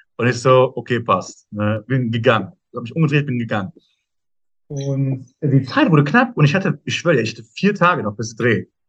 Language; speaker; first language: German; native; German